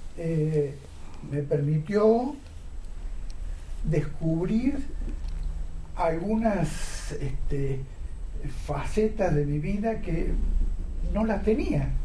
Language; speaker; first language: Spanish; native; Spanish